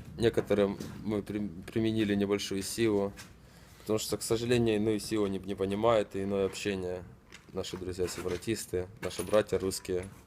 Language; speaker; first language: Russian; native; Russian